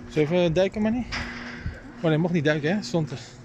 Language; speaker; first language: Dutch; native; Dutch